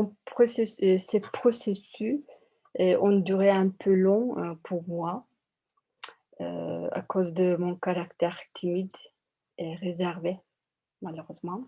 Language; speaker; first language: French; non-native, learner; Turkish